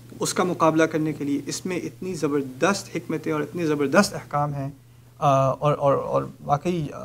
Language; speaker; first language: Urdu; native; Urdu